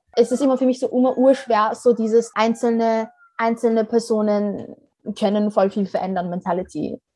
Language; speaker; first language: German; early bilingual, other home language; Somali